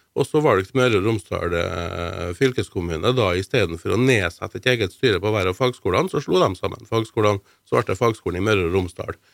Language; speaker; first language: Norwegian; native; Norwegian